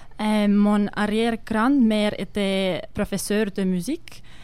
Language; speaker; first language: French; non-native, learner; Estonian